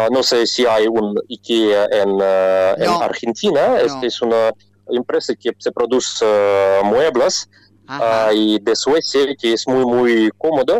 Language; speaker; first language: Spanish; non-native, fluent; Russian